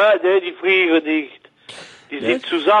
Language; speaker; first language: German; non-native, learner; French